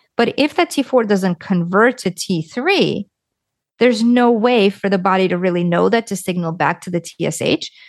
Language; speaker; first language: English; early bilingual, other home language; Lithuanian